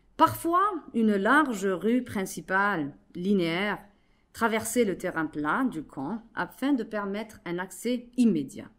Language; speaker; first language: French; non-native, local second language; Arabic